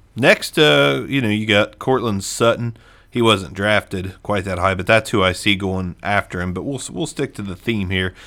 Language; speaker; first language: English; native; English